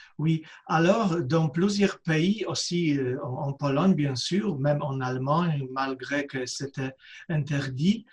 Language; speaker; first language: French; non-native, fluent; Polish